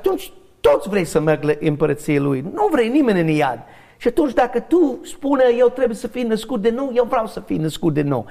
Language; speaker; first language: Romanian; non-native, learner; English